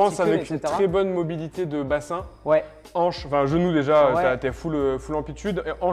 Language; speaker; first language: French; native; French